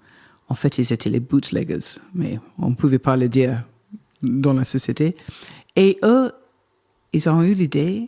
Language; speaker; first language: French; non-native, fluent; English